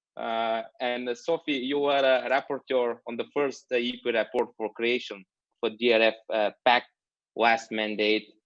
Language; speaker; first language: English; non-native, fluent; Bulgarian